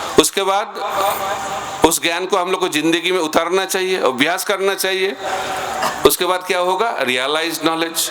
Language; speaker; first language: Hindi; non-native, local second language; Bangla